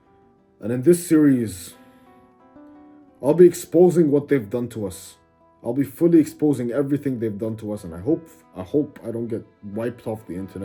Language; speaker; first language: English; native; English